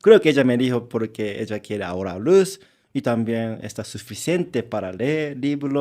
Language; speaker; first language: Spanish; non-native, learner; Japanese